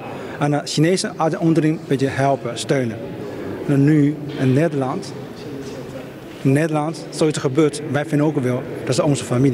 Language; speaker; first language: Dutch; non-native, learner; Chinese